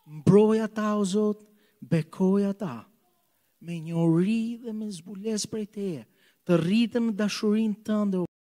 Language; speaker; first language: Albanian; non-native, fluent; English